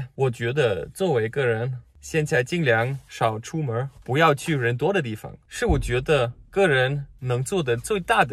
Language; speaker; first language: Chinese; non-native, fluent; German